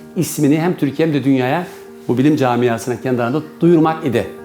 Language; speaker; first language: Turkish; native; Turkish